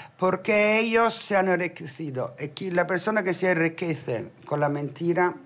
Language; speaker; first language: Spanish; non-native, fluent; Italian